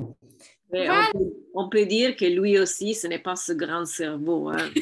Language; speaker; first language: French; non-native, fluent; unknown